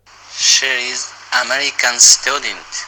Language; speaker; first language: English; non-native, learner; Uyghur